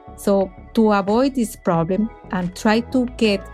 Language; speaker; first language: English; non-native, fluent; Spanish